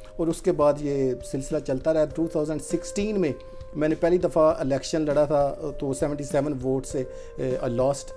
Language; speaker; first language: Hindi; non-native, local second language; Punjabi